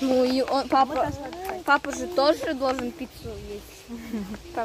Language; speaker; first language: Russian; non-native, local second language; Kyrgyz